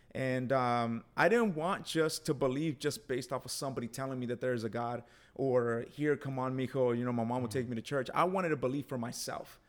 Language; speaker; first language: English; early bilingual, other home language; Spanish